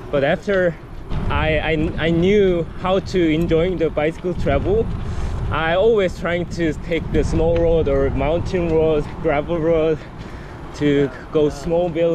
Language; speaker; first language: English; non-native, learner; Korean